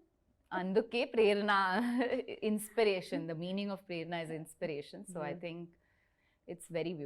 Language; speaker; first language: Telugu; non-native, learner; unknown